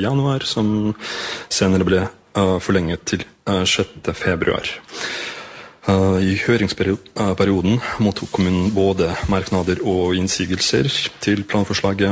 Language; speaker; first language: Norwegian; non-native, fluent; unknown